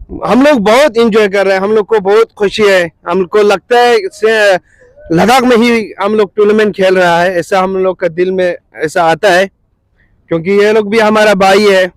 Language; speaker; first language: Hindi; non-native, local second language; Balti